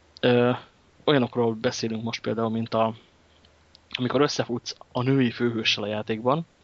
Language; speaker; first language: Hungarian; native; Hungarian